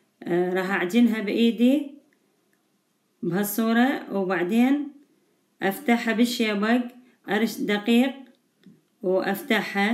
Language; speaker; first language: Arabic; native; Arabic